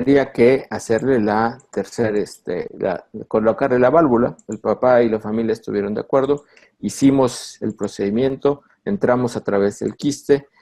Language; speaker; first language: Spanish; native; Spanish